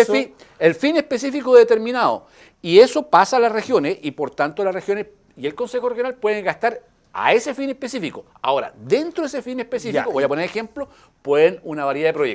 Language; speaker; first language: Spanish; native; Spanish